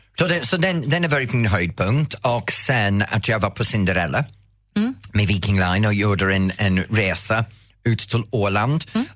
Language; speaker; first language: Swedish; non-native, fluent; English